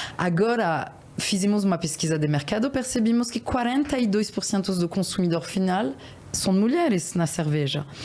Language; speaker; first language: Portuguese; non-native, fluent; French